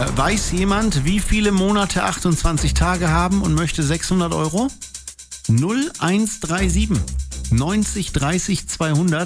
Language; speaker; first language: German; native; German